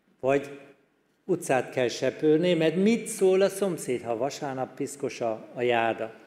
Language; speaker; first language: Hungarian; non-native, fluent; German